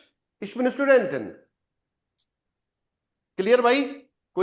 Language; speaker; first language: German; non-native, fluent; Hindi